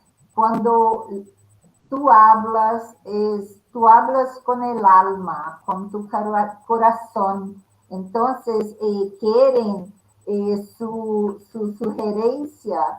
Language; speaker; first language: Spanish; non-native, learner; Portuguese